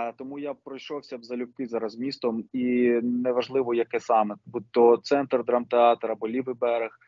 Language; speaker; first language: Ukrainian; non-native, local second language; Russian